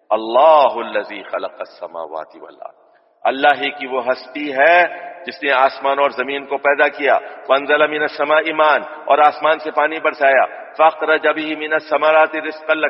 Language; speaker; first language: Urdu; native; Urdu